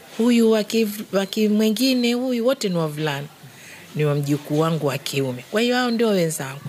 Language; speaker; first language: Swahili; native; Swahili